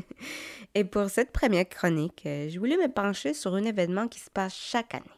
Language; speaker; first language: French; non-native, fluent; Spanish